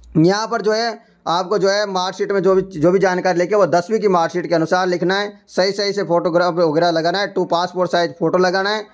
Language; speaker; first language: Hindi; native; Hindi